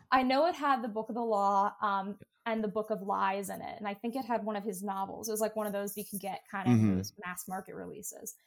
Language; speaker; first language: English; native; English